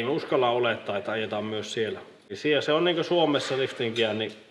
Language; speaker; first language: Finnish; native; Finnish